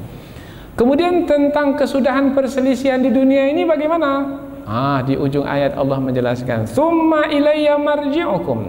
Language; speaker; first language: Malay; native; Malay